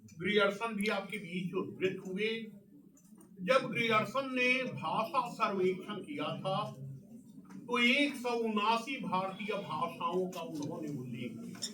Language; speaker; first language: Hindi; non-native, local second language; Bhojpuri